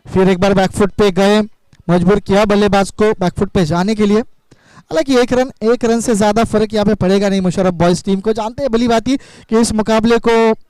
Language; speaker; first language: Hindi; non-native, local second language; Marathi